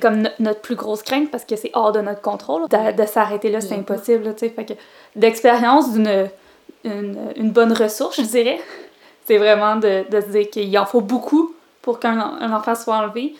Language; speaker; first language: French; native; French